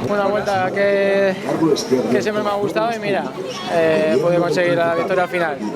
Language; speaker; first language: Spanish; non-native, learner; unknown